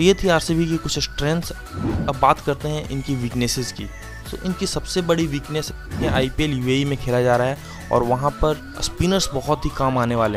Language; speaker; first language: Hindi; native; Hindi